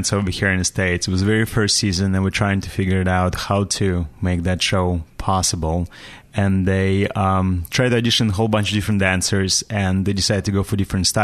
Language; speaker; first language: English; non-native, fluent; Russian